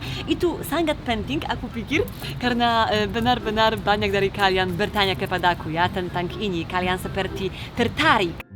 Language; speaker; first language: Indonesian; non-native, fluent; Polish